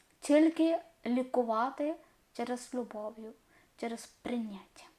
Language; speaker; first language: Ukrainian; non-native, learner; Malayalam